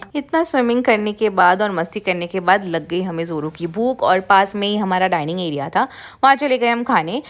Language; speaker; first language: Hindi; non-native, local second language; Bangla